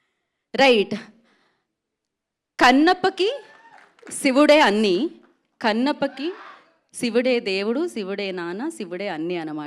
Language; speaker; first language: Telugu; native; Telugu